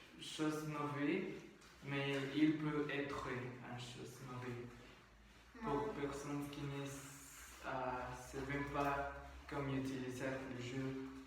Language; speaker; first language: French; non-native, learner; Spanish